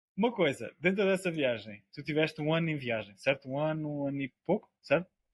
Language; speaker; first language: Portuguese; native; Portuguese